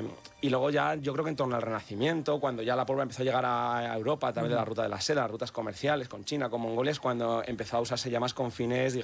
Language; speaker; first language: Spanish; native; Spanish